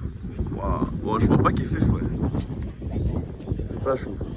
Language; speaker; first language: French; native; French